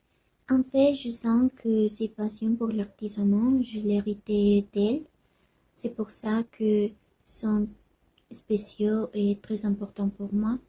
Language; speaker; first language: French; non-native, learner; Spanish